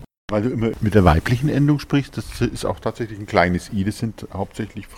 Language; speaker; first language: German; native; German